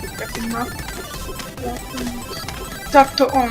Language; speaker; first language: Polish; native; Polish